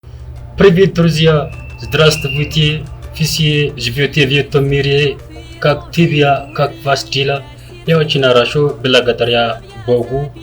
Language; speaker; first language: Russian; non-native, learner; Amharic